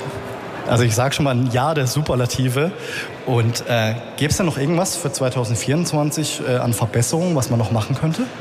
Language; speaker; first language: German; native; German